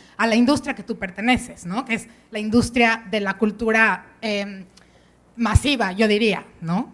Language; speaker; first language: Spanish; native; Spanish